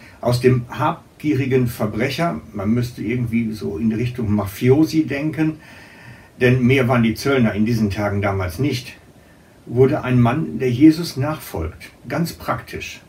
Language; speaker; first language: German; native; German